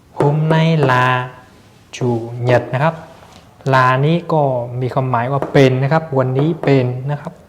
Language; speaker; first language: Thai; non-native, fluent; Vietnamese